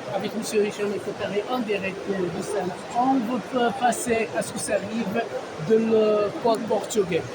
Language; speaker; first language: French; non-native, local second language; Arabic